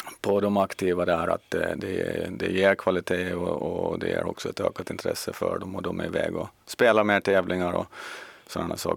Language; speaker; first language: Swedish; native; Swedish